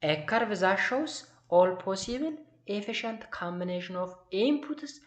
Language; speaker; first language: English; non-native, local second language; Amharic